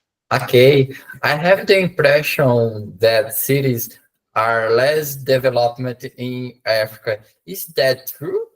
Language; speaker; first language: English; non-native, learner; Portuguese